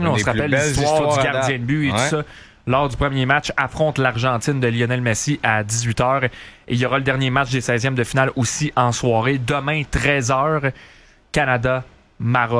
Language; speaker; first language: French; native; French